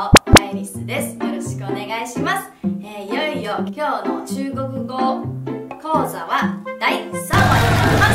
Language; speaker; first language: Japanese; non-native, fluent; Chinese